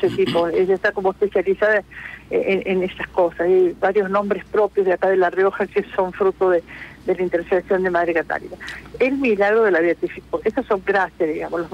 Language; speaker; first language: Spanish; native; Spanish